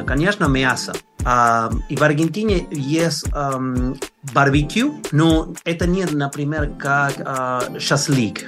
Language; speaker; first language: Russian; non-native, learner; Spanish